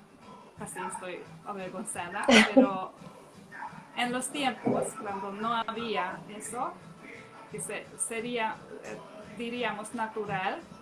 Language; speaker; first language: Spanish; non-native, fluent; Hungarian